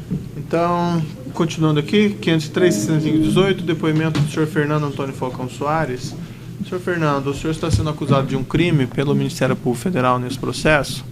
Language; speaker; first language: Portuguese; native; Portuguese